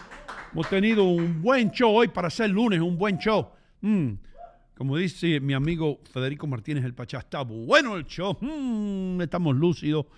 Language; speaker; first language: Spanish; native; Spanish